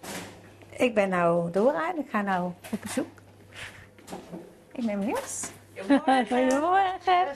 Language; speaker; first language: Dutch; native; Dutch